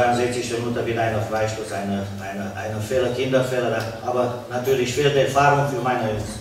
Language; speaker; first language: German; non-native, fluent; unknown